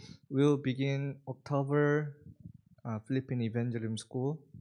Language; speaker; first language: English; non-native, fluent; Korean